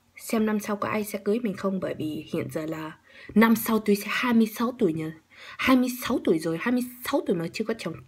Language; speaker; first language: Vietnamese; early bilingual, heritage; Vietnamese